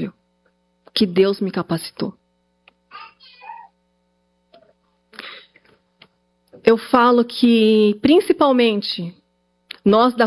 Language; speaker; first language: Portuguese; native; Portuguese